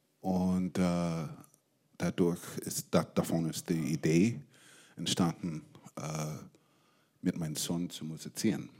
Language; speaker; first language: German; non-native, fluent; English